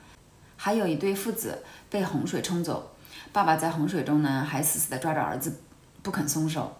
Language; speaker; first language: Chinese; native; Chinese